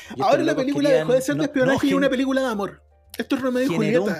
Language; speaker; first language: Spanish; native; Spanish